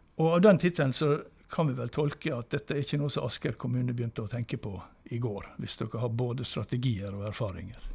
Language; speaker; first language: Norwegian; native; Norwegian